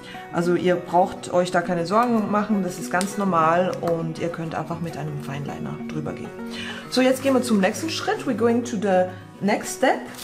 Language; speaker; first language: German; native; German